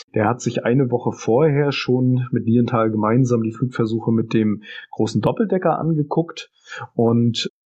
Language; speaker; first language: German; native; German